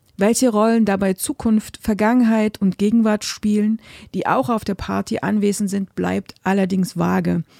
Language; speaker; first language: German; native; German